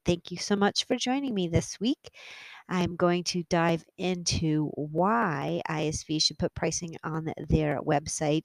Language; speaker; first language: English; native; English